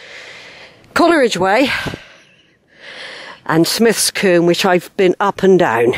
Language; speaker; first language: English; native; English